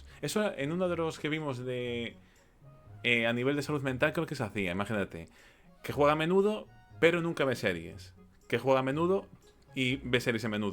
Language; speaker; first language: Spanish; native; Spanish